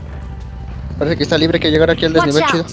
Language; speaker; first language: Spanish; native; Spanish